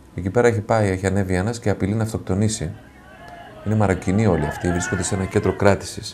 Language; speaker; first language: Greek; native; Greek